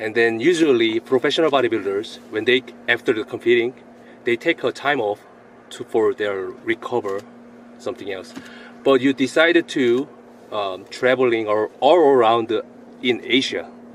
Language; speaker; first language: English; non-native, learner; Korean